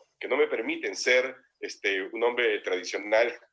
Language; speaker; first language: Spanish; native; Spanish